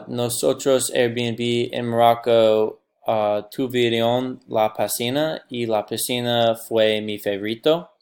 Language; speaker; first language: Spanish; non-native, learner; English